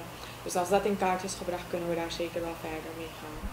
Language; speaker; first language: Dutch; native; Dutch